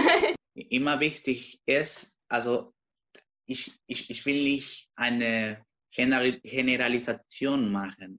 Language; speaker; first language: German; non-native, learner; Spanish